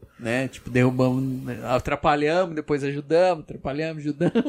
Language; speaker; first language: Portuguese; native; Portuguese